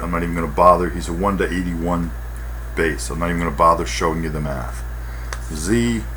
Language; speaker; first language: English; native; English